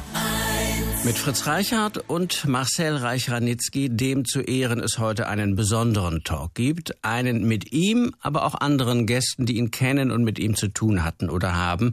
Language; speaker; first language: German; native; German